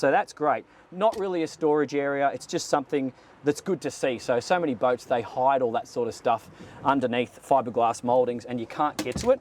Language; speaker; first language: English; native; English